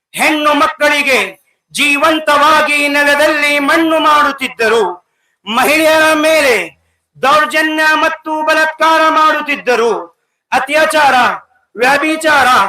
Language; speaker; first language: Kannada; non-native, local second language; Urdu